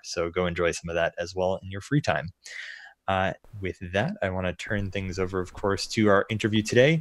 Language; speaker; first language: English; native; English